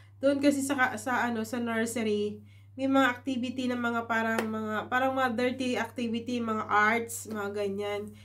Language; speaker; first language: Filipino; native; Filipino